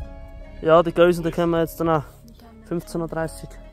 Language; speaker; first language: German; native; German